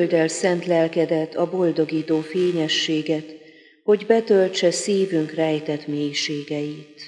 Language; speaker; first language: Hungarian; native; Hungarian